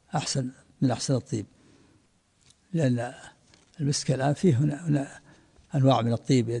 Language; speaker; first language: Arabic; native; Arabic